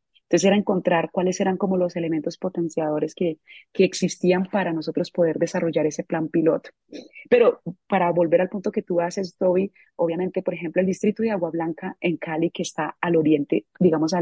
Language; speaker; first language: Spanish; native; Spanish